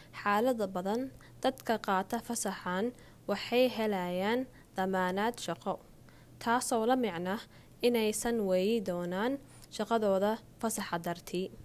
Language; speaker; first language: Somali; early bilingual, heritage; Somali